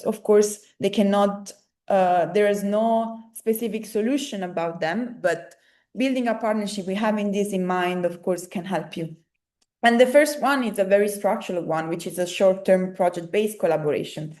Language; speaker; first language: English; non-native, fluent; Italian